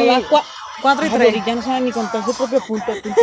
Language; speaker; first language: Spanish; native; Spanish